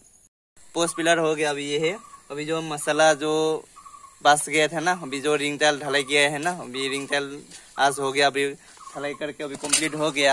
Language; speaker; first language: Hindi; non-native, local second language; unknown